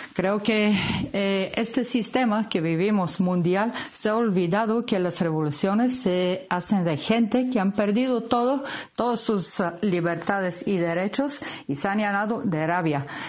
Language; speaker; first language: Spanish; non-native, fluent; Bulgarian